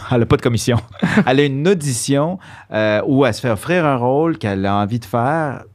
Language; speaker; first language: French; early bilingual, other home language; Spanish